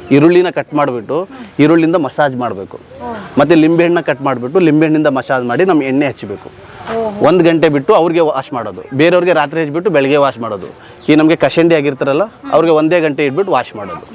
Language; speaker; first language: Kannada; non-native, local second language; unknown